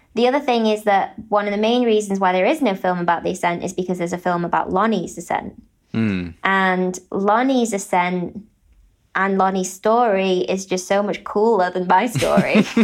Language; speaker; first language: English; native; English